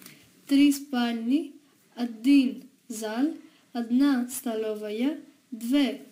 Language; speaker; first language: Russian; non-native, learner; Greek